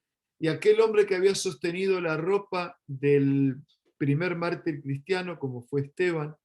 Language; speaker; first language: Spanish; native; Spanish